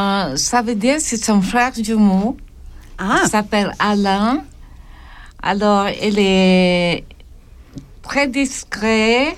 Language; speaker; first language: French; non-native, learner; Filipino